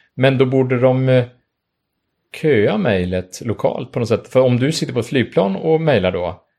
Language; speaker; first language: Swedish; native; Swedish